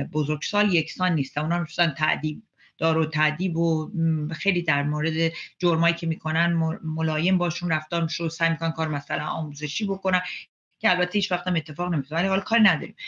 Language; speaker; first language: Persian; native; Persian